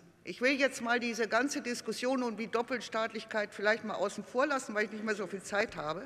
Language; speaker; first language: German; native; German